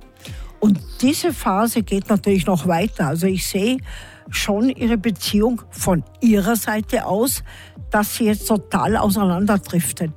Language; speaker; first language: German; native; German